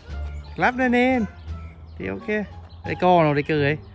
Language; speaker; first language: Vietnamese; native; Vietnamese